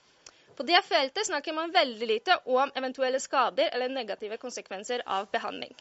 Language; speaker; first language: Norwegian; non-native, fluent; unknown